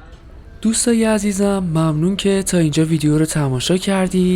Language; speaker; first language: Persian; native; Persian